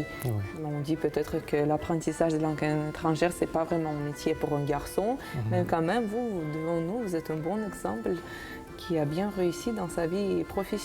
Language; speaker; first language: French; non-native, fluent; Uzbek